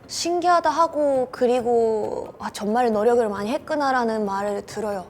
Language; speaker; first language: Korean; non-native, fluent; Japanese